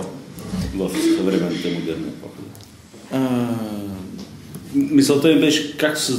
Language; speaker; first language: Bulgarian; native; Bulgarian